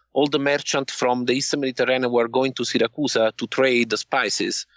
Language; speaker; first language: English; non-native, fluent; Italian